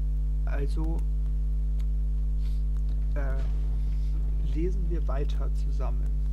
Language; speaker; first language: German; non-native, fluent; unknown